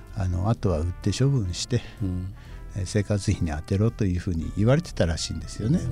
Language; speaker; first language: Japanese; native; Japanese